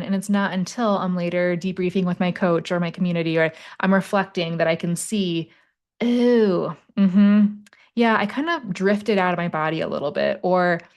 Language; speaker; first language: English; native; English